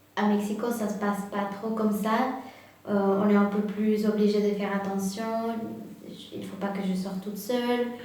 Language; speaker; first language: French; non-native, fluent; Spanish